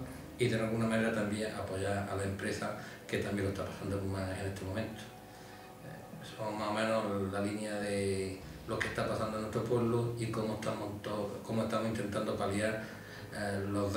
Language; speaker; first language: Spanish; native; Spanish